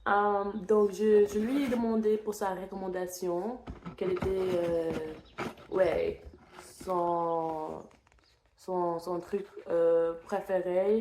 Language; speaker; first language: French; non-native, fluent; English